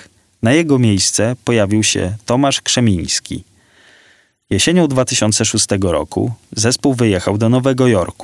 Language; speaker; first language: Polish; native; Polish